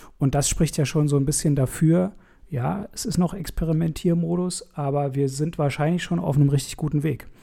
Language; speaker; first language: German; native; German